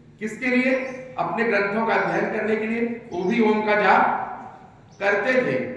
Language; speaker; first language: Hindi; native; Hindi